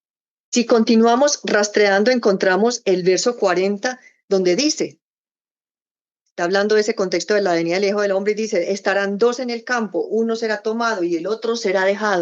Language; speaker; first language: Spanish; native; Spanish